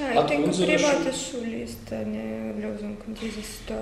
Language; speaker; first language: German; non-native, learner; Russian